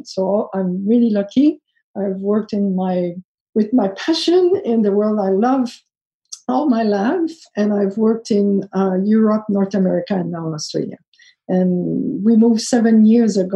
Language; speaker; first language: English; non-native, fluent; French